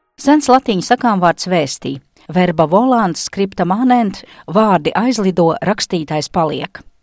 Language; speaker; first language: Latvian; native; Latvian